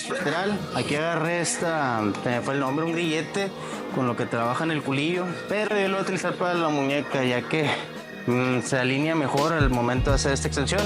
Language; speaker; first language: Spanish; native; Spanish